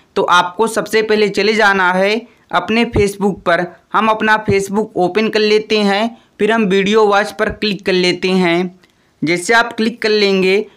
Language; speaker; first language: Hindi; native; Hindi